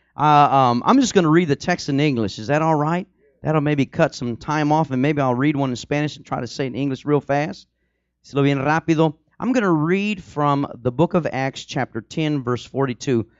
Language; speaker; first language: English; early bilingual, other home language; Spanish